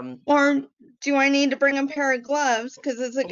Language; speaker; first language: English; native; English